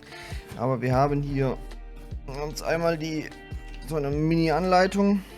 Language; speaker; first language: German; native; German